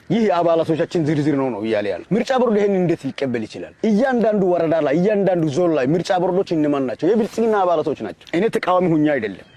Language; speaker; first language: Amharic; non-native, local second language; Afar